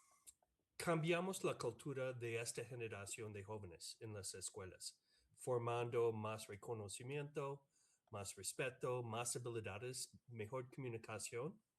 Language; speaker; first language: Spanish; non-native, fluent; English